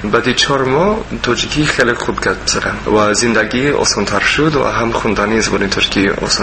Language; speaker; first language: Persian; non-native, learner; English